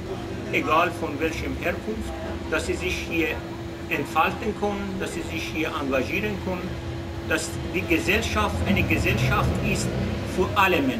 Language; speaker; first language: German; non-native, fluent; Persian